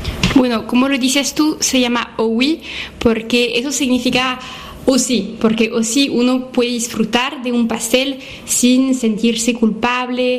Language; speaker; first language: Spanish; non-native, fluent; French